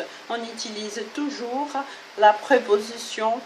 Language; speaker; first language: French; non-native, fluent; Portuguese